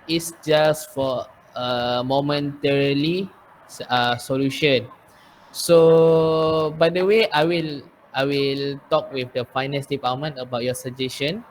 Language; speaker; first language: English; non-native, learner; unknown